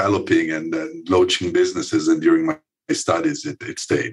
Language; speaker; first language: English; non-native, fluent; Italian